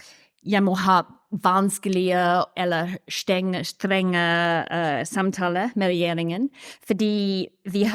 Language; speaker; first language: Norwegian; non-native, fluent; English